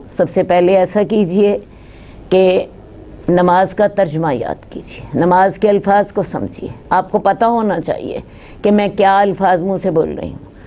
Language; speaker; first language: Urdu; non-native, local second language; Punjabi